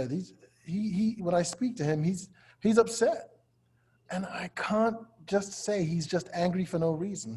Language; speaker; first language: English; native; English